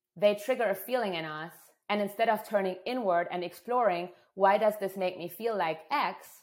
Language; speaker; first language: English; non-native, fluent; German